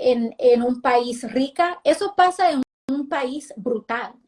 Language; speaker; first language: Spanish; early bilingual, heritage; Spanish